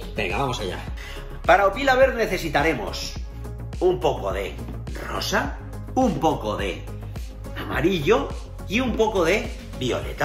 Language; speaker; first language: Spanish; native; Spanish